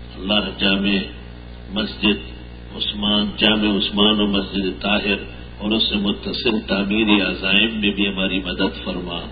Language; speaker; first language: Urdu; non-native, local second language; Pashto